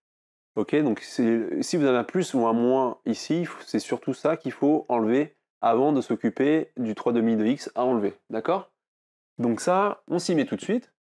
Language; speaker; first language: French; native; French